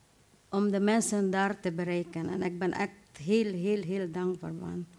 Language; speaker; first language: Dutch; non-native, fluent; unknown